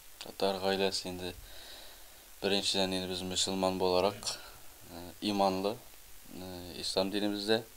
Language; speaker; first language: Tatar; early bilingual, heritage; Tatar